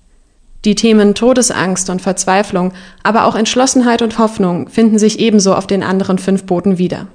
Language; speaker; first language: German; native; German